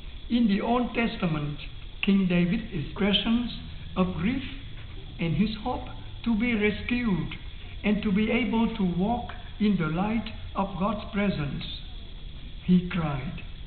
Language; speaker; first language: English; non-native, fluent; Vietnamese